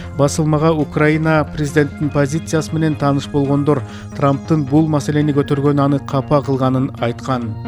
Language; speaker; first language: Kyrgyz; native; Kyrgyz